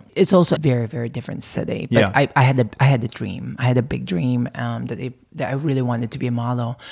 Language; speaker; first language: English; non-native, local second language; Filipino